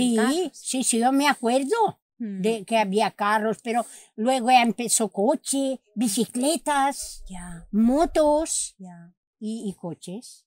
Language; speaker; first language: Spanish; non-native, local second language; Catalan